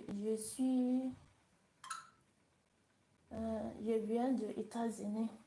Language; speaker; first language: French; non-native, learner; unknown